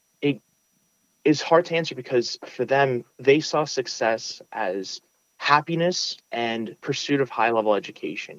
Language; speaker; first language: English; early bilingual, other home language; Russian